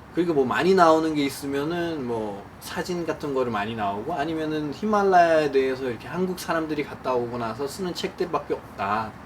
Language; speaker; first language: Korean; non-native, fluent; Nepali